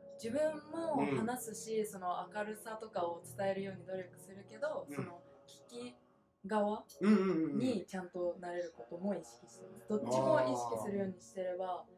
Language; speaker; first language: Japanese; native; Japanese